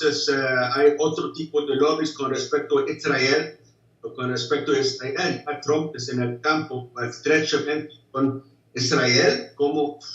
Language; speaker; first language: Spanish; non-native, fluent; English